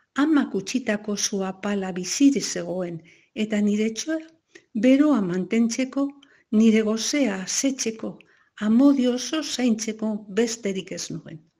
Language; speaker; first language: Basque; non-native, local second language; Spanish